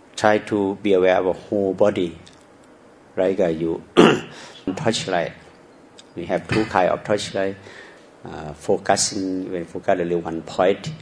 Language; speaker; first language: English; non-native, learner; Thai